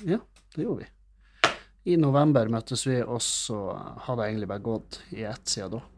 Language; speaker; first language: Norwegian; native; Norwegian